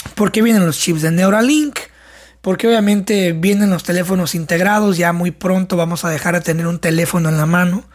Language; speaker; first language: Spanish; native; Spanish